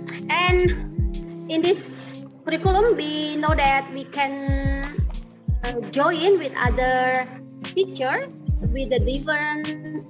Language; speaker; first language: English; non-native, learner; Indonesian